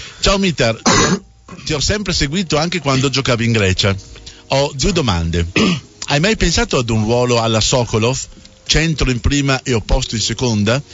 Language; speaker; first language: Italian; native; Italian